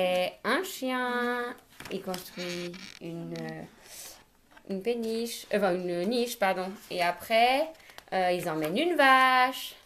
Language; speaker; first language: French; native; French